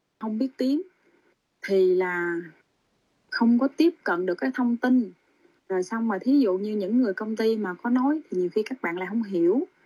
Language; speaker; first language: Vietnamese; native; Vietnamese